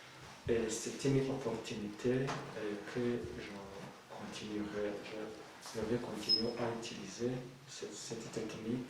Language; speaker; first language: French; non-native, local second language; Rundi